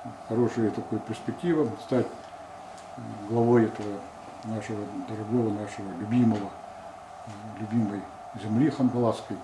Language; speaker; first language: Russian; non-native, local second language; Yakut